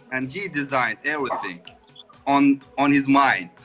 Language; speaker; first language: English; non-native, fluent; Turkish